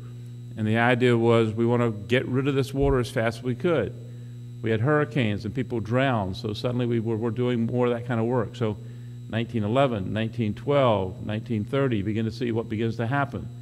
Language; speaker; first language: English; native; English